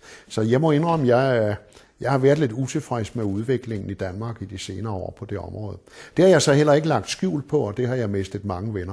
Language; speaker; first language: Danish; native; Danish